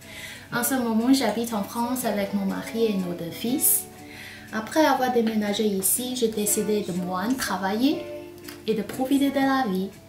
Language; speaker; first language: French; non-native, learner; Chinese